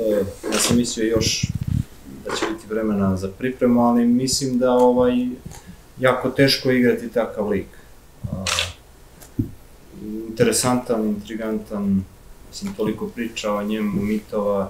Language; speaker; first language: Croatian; early bilingual, heritage; Serbian